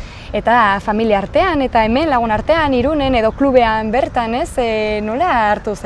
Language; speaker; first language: Basque; native; Basque